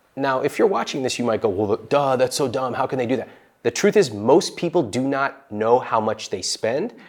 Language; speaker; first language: English; native; English